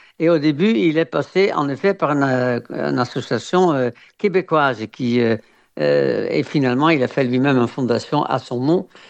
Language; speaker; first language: French; non-native, fluent; Dutch